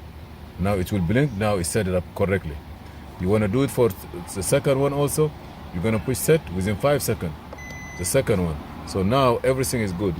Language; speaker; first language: English; non-native, fluent; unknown